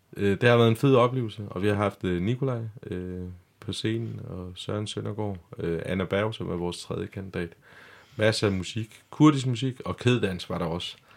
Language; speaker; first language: Danish; non-native, fluent; Turkish